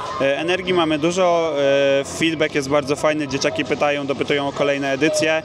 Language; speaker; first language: Polish; native; Polish